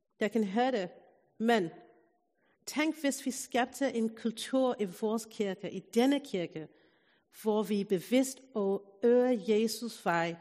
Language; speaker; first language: Danish; non-native, fluent; English